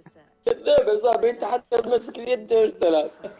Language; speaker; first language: Arabic; native; Arabic